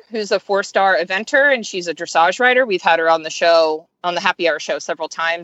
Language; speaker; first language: English; native; English